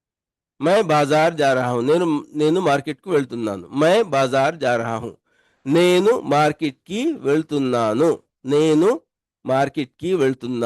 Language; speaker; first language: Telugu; non-native, local second language; Urdu